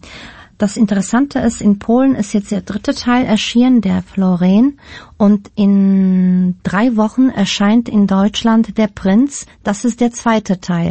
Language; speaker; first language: German; early bilingual, other home language; Polish